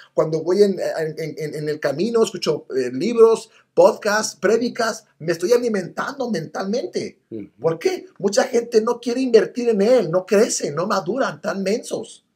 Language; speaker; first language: Spanish; early bilingual, other home language; English